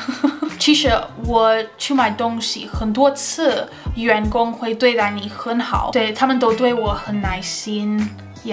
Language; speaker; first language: Chinese; non-native, fluent; English